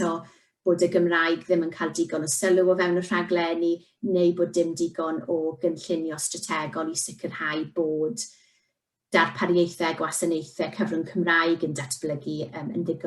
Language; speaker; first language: Welsh; native; Welsh